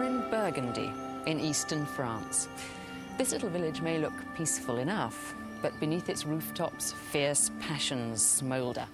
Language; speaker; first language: English; native; English